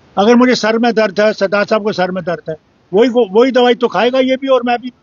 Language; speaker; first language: Urdu; non-native, local second language; Kashmiri